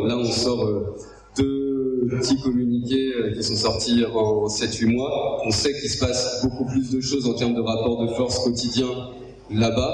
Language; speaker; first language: French; native; French